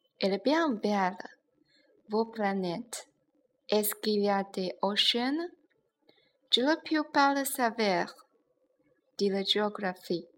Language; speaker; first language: French; non-native, learner; Chinese